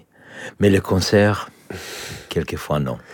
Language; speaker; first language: French; non-native, fluent; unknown